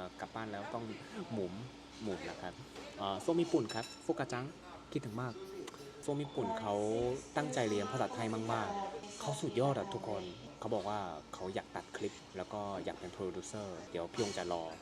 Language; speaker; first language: Thai; non-native, fluent; Korean